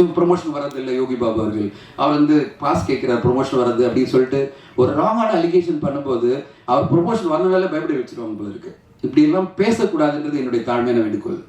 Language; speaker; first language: Tamil; native; Tamil